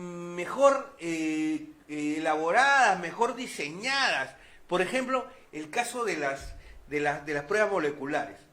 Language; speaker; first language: Spanish; native; Spanish